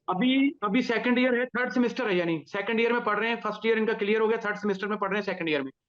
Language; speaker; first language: Urdu; non-native, local second language; Sindhi